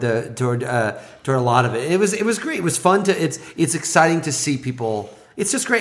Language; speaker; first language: English; native; English